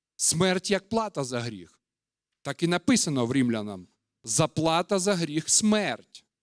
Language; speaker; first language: Ukrainian; non-native, local second language; Russian